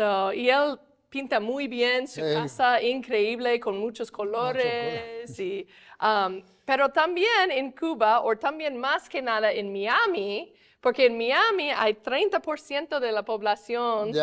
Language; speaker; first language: Spanish; non-native, fluent; English